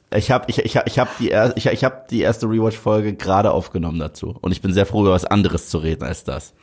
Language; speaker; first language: German; native; German